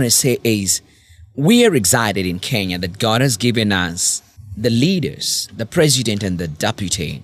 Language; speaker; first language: English; non-native, local second language; Kikuyu